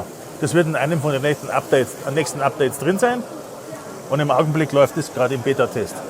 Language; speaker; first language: German; native; German